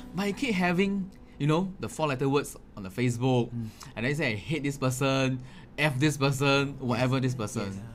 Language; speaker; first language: English; non-native, local second language; Chinese